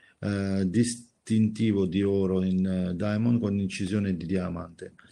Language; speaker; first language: Italian; non-native, fluent; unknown